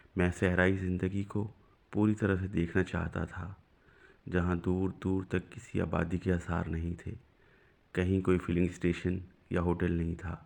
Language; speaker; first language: Urdu; non-native, local second language; Punjabi